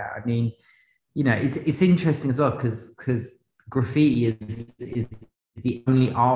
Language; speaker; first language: English; native; English